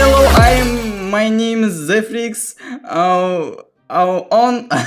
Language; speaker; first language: English; non-native, learner; Kazakh